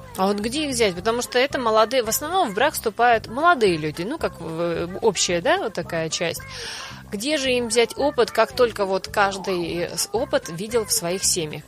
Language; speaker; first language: Russian; native; Russian